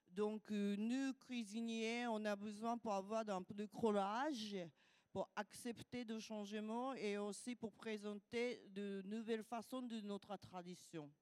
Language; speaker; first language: French; non-native, learner; Japanese